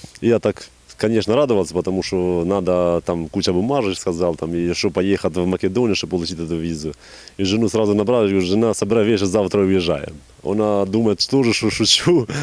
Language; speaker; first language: Russian; non-native, fluent; Albanian